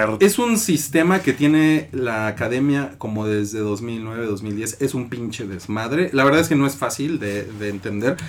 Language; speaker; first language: Spanish; native; Spanish